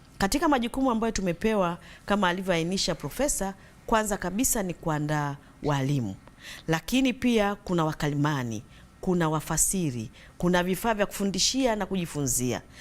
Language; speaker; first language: Swahili; native; Swahili